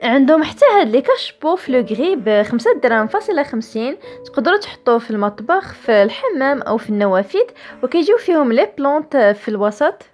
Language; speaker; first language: Arabic; native; Arabic